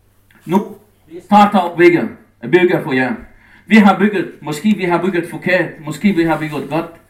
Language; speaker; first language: Danish; non-native, fluent; Arabic